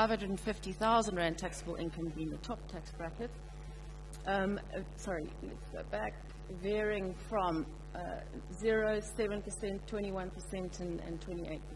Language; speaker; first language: English; native; English